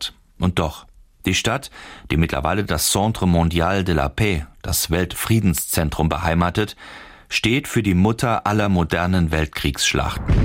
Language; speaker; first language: German; native; German